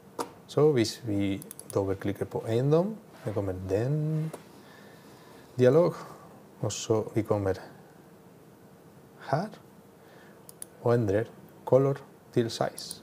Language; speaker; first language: Norwegian; non-native, learner; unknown